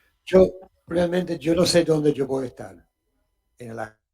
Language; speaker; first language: Spanish; non-native, fluent; English